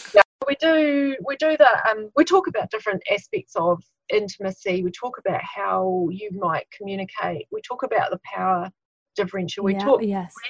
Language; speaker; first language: English; native; English